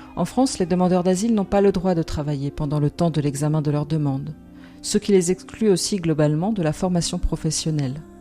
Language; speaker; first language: French; native; French